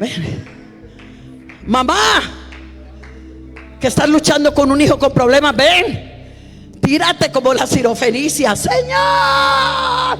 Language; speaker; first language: Spanish; native; Spanish